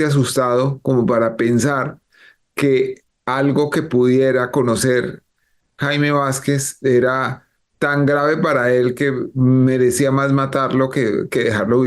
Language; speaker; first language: Spanish; native; Spanish